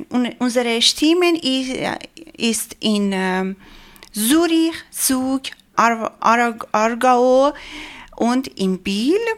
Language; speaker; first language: German; non-native, learner; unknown